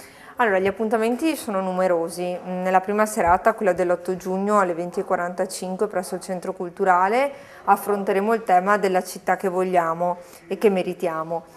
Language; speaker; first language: Italian; native; Italian